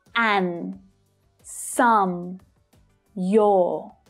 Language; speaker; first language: English; native; English